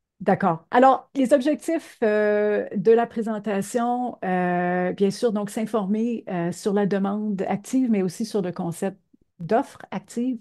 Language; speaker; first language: French; native; French